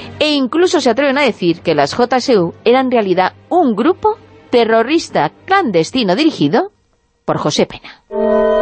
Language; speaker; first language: Spanish; native; Spanish